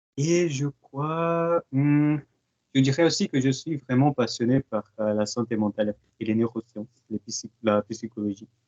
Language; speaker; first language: French; non-native, fluent; Portuguese